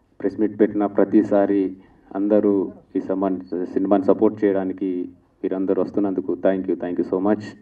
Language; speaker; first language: Telugu; non-native, local second language; Lambadi